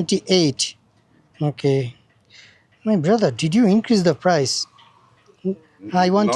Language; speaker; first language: English; non-native, learner; Bangla